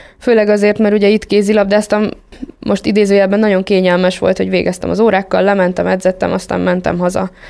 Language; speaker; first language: Hungarian; native; Hungarian